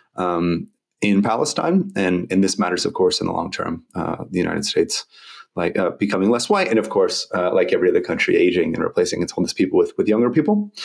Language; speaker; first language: English; native; English